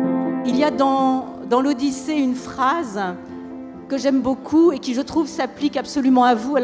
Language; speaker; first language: French; native; French